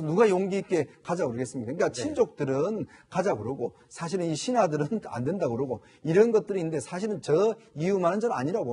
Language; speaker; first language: Korean; native; Korean